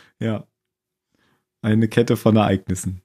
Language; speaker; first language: German; native; German